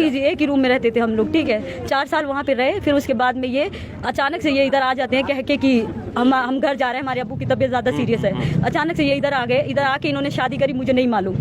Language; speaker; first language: Hindi; native; Hindi